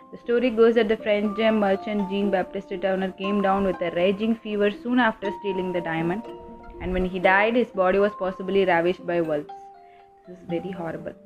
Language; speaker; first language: English; non-native, local second language; Tamil